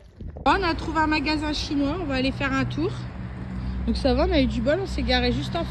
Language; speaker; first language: French; native; French